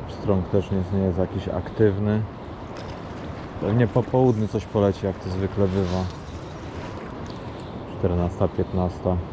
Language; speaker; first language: Polish; native; Polish